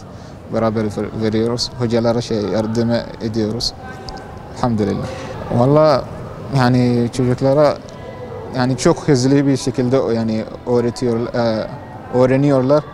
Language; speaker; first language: Turkish; non-native, learner; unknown